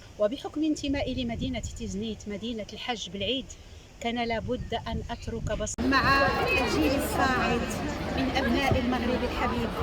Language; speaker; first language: Arabic; non-native, local second language; Tachelhit